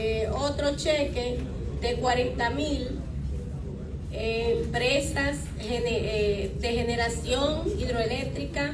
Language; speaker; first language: Spanish; native; Spanish